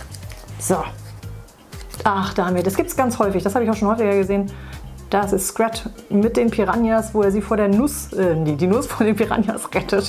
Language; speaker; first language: German; native; German